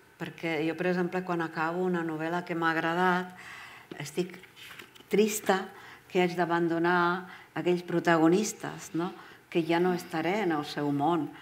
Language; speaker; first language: Catalan; non-native, fluent; Czech